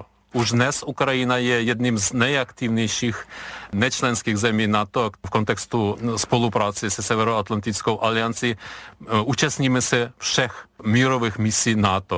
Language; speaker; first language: Czech; non-native, fluent; Ukrainian